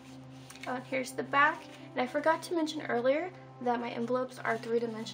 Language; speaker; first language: English; native; English